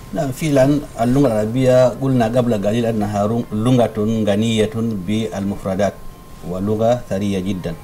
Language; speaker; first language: Arabic; non-native, fluent; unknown